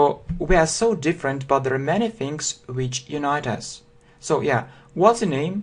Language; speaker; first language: English; non-native, fluent; Russian